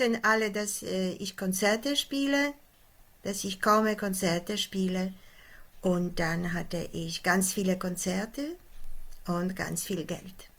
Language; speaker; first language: German; non-native, fluent; Polish